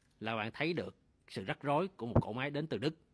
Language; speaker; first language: Vietnamese; native; Vietnamese